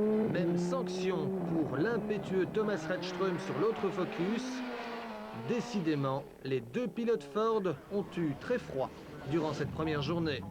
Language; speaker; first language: French; native; French